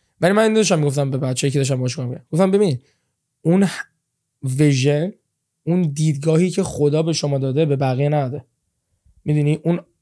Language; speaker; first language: Persian; early bilingual, heritage; Persian